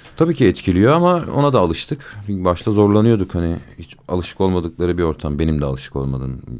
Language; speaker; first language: Turkish; native; Turkish